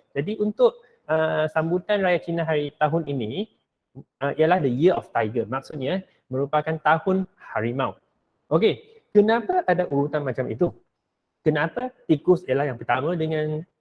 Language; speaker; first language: Malay; non-native, local second language; Min Nan Chinese